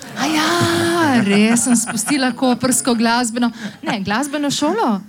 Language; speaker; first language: Slovenian; native; Slovenian